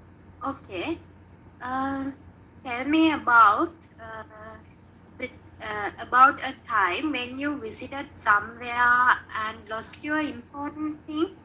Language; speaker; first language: English; non-native, learner; Sinhala